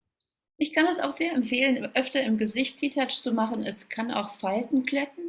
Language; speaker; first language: German; native; German